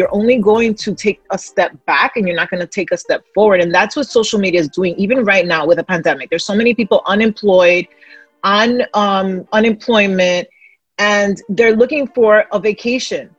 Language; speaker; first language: English; early bilingual, other home language; Spanish